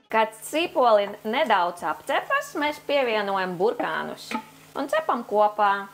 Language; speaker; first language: Latvian; non-native, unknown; Ukrainian